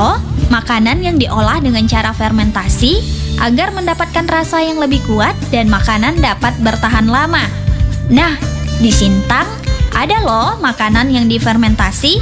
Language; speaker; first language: Indonesian; native; Indonesian